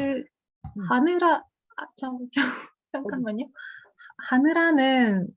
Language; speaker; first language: Korean; non-native, learner; Russian